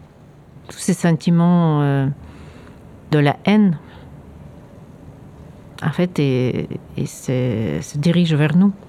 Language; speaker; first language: French; non-native, fluent; Ukrainian